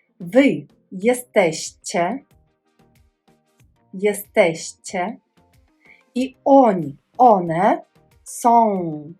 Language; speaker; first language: Polish; non-native, fluent; Ukrainian